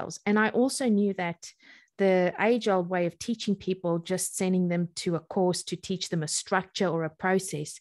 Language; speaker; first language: English; native; English